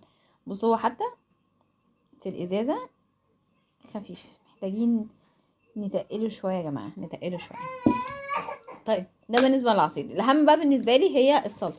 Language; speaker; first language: Arabic; native; Arabic